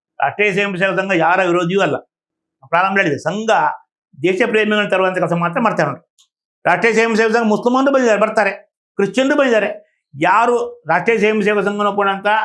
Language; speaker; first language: Kannada; native; Kannada